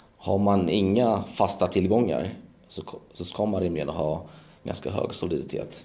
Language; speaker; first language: Swedish; early bilingual, other home language; Polish